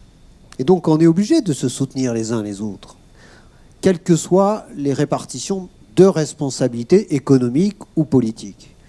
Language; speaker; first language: French; native; French